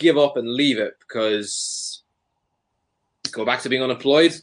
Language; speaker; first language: English; native; English